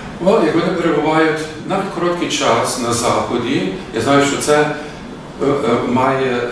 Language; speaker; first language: Ukrainian; early bilingual, heritage; Ukrainian